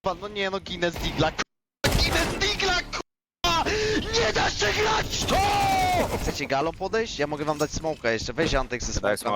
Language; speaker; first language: Polish; native; Polish